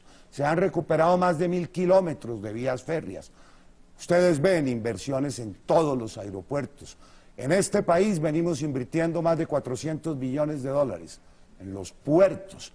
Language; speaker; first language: Spanish; native; Spanish